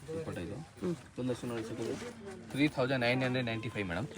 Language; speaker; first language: Kannada; non-native, local second language; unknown